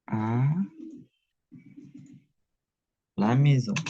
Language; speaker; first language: French; non-native, fluent; Indonesian